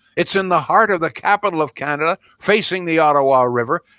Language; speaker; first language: English; native; English